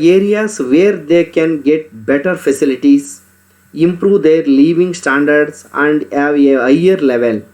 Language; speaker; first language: English; non-native, local second language; Kannada